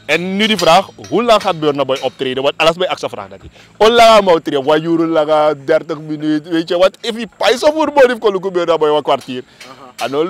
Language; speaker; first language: Dutch; native; Dutch